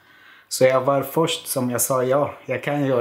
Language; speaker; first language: Swedish; non-native, fluent; Arabic